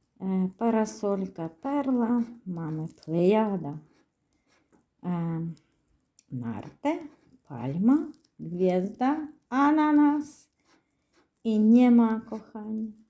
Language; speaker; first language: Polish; non-native, learner; Ukrainian